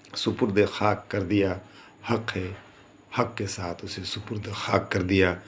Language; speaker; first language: Urdu; native; Urdu